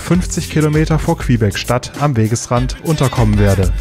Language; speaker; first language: German; native; German